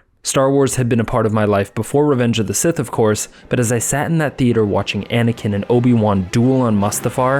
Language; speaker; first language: English; native; English